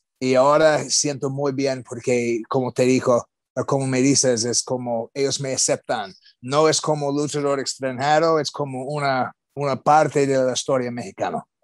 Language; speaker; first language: Spanish; non-native, learner; English